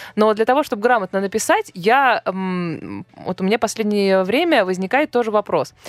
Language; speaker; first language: Russian; native; Russian